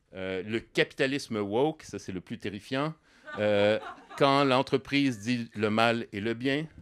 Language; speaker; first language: French; native; French